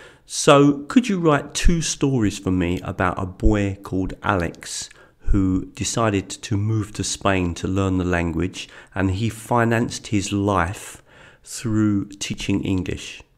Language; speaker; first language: English; native; English